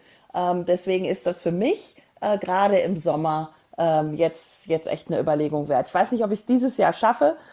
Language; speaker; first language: German; native; German